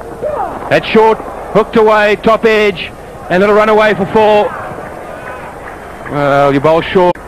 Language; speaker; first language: English; native; English